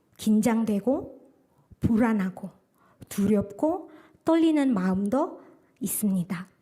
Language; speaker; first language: Korean; non-native, fluent; Indonesian